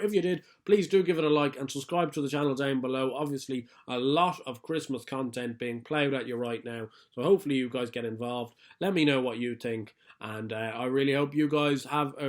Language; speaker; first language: English; native; English